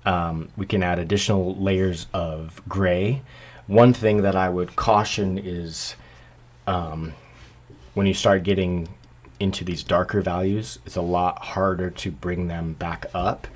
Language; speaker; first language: English; native; English